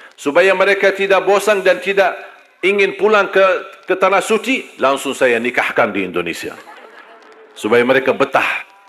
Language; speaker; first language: Malay; non-native, fluent; Arabic